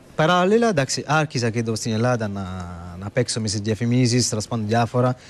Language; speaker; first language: Greek; non-native, learner; Italian